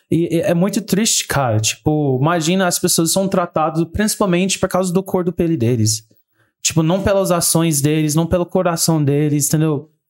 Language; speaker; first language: Portuguese; non-native, fluent; English